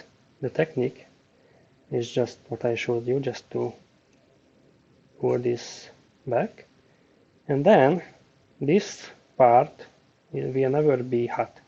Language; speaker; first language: English; non-native, fluent; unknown